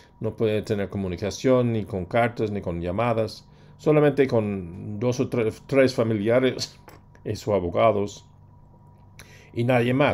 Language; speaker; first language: Spanish; non-native, fluent; English